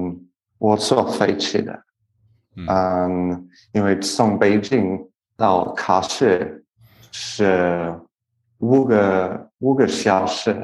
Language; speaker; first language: Chinese; non-native, learner; English